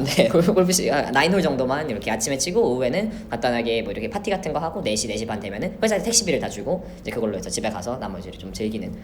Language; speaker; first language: Korean; early bilingual, heritage; Korean